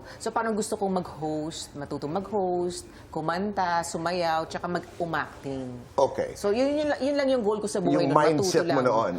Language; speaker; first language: Filipino; native; Filipino